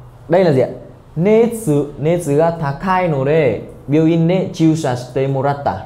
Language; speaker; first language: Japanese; non-native, fluent; Vietnamese